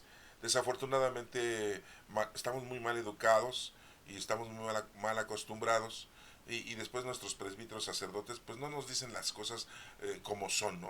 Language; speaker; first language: Spanish; native; Spanish